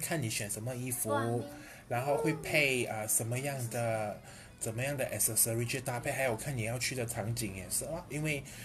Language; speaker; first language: Chinese; native; Chinese